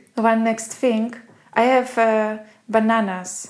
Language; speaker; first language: English; non-native, fluent; Polish